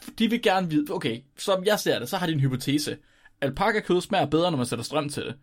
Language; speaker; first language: Danish; native; Danish